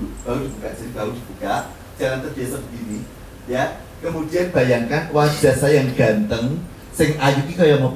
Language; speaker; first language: Indonesian; native; Indonesian